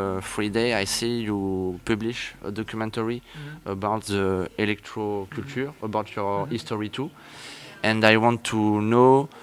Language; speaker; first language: English; non-native, learner; French